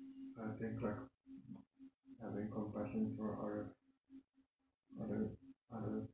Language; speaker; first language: English; non-native, fluent; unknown